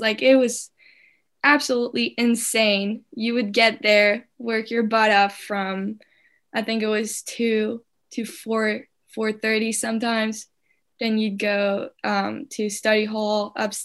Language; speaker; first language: English; non-native, fluent; French